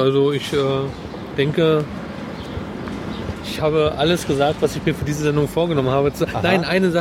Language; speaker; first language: German; native; German